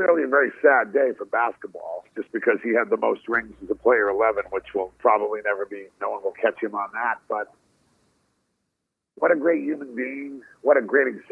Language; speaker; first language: English; native; English